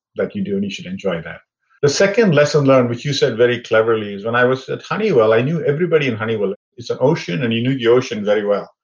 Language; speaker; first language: English; non-native, local second language; Tamil